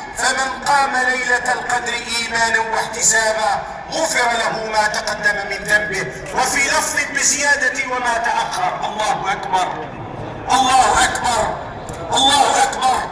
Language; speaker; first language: Arabic; native; Arabic